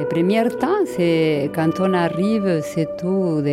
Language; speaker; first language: French; non-native, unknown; Spanish